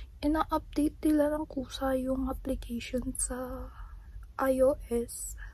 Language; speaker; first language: Filipino; native; Filipino